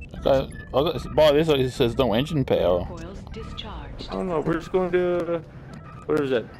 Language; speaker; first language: English; native; English